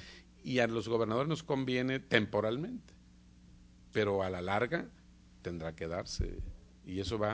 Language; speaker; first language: Spanish; native; Spanish